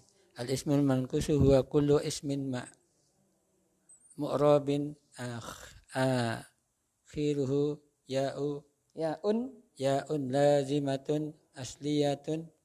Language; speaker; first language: Arabic; non-native, learner; Indonesian